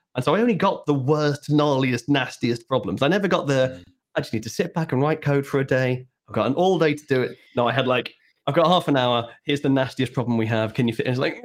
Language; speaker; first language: English; native; English